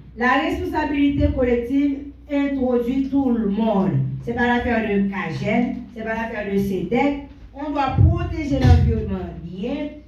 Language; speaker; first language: French; non-native, local second language; Haitian Creole